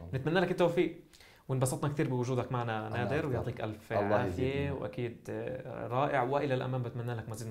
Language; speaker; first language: Arabic; native; Arabic